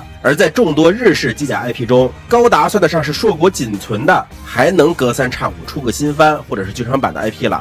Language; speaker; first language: Chinese; native; Chinese